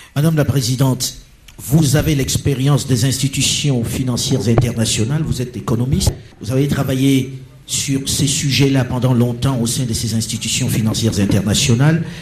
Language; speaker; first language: French; native; French